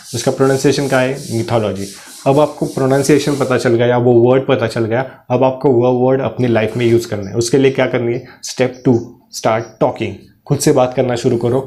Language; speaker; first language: Hindi; non-native, local second language; Marathi